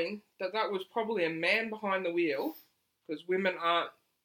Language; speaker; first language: English; native; English